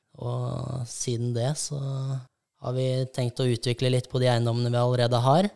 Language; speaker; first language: Norwegian; native; Norwegian